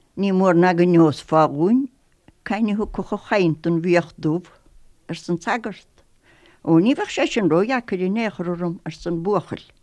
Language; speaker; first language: Irish; native; Irish